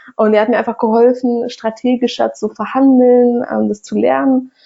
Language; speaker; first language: German; non-native, fluent; Russian